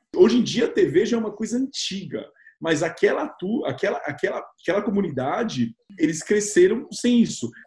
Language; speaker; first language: Portuguese; native; Portuguese